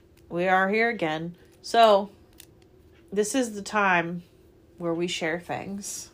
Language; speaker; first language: English; native; English